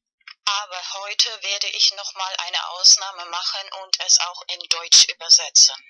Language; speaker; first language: German; non-native, learner; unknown